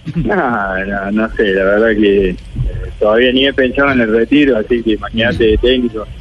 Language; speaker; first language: Spanish; native; Spanish